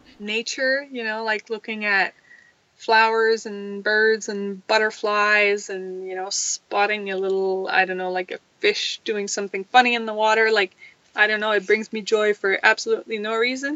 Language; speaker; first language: English; non-native, fluent; French